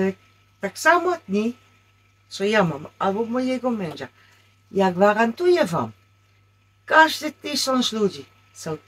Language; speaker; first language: Polish; non-native, learner; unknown